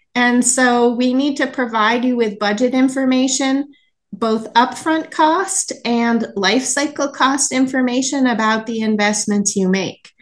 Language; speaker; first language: English; native; English